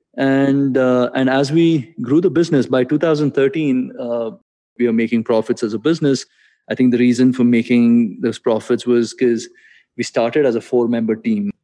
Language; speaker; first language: English; non-native, local second language; Hindi